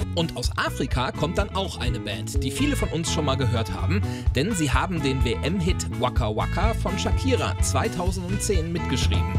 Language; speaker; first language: German; native; German